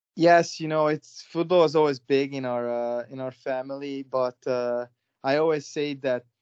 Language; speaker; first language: English; non-native, fluent; Hungarian